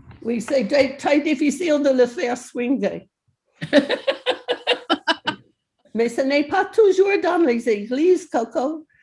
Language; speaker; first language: French; non-native, fluent; English